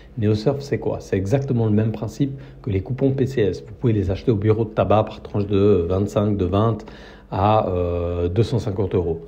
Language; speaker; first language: French; native; French